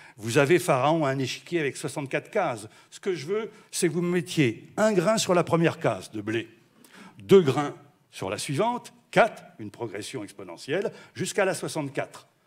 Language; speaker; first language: French; native; French